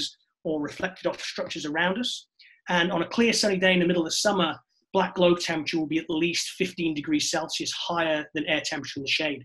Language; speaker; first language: English; native; English